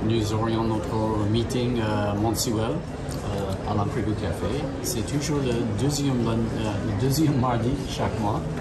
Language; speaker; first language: French; non-native, fluent; English